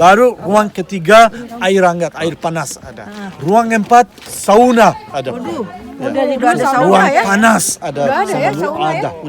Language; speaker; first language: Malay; non-native, fluent; Turkish